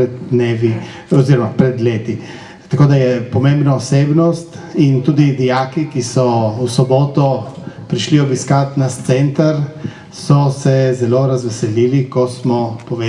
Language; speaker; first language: Slovenian; native; Slovenian